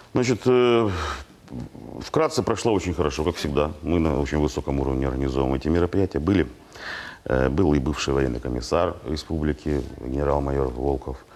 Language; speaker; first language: Russian; native; Russian